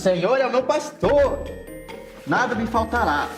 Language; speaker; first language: Portuguese; non-native, fluent; English